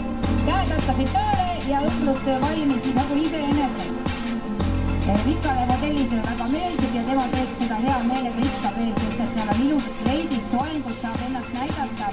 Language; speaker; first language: Estonian; native; Estonian